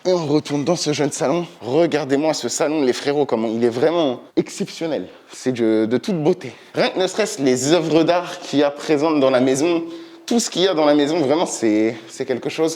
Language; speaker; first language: French; native; French